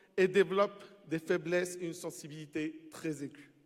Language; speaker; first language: French; non-native, local second language; Arabic